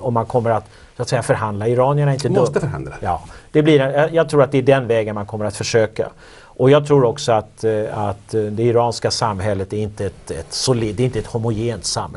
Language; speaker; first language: Swedish; native; Swedish